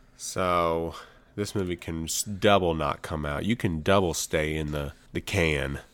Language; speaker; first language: English; native; English